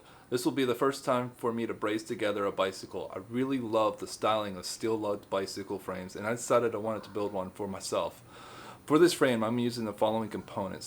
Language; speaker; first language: English; native; English